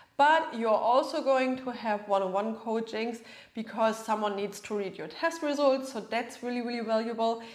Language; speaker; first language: English; non-native, fluent; German